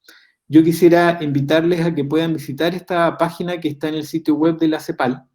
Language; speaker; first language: Spanish; native; Spanish